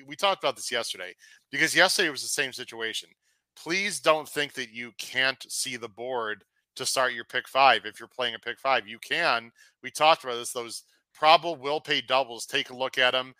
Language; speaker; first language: English; native; English